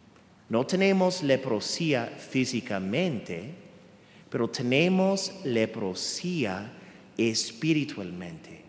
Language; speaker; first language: Spanish; non-native, fluent; English